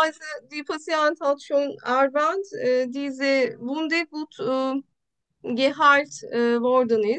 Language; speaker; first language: German; non-native, learner; Turkish